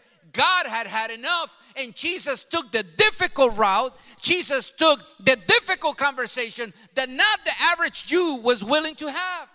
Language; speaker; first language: English; early bilingual, other home language; Spanish